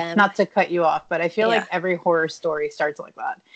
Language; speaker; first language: English; early bilingual, other home language; Spanish